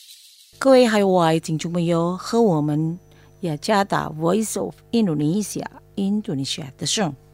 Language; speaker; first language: Chinese; non-native, fluent; Indonesian